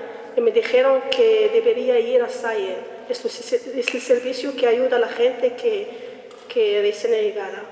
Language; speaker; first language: Spanish; non-native, learner; Arabic